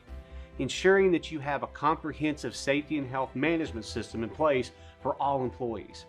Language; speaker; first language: English; native; English